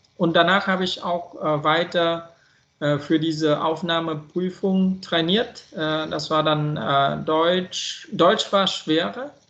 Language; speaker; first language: German; non-native, fluent; Vietnamese